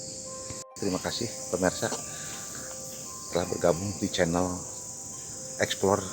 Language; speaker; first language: Indonesian; native; Indonesian